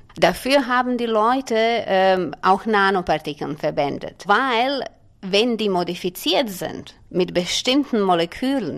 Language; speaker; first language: German; non-native, fluent; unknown